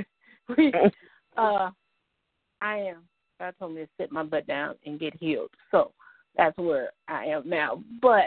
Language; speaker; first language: English; native; English